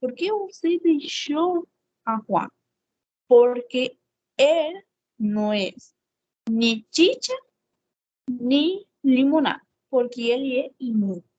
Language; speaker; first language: Portuguese; non-native, fluent; Spanish